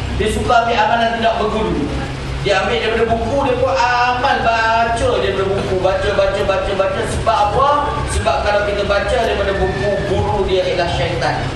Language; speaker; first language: Malay; native; Malay